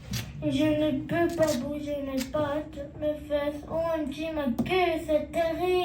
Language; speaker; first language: French; non-native, learner; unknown